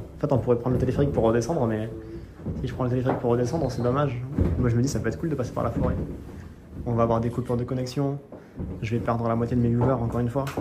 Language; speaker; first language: French; native; French